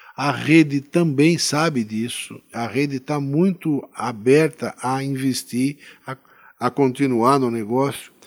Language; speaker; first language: Portuguese; native; Portuguese